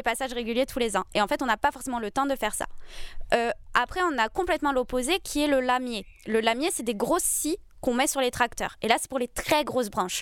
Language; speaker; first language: French; native; French